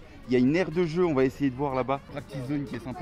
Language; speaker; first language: French; native; French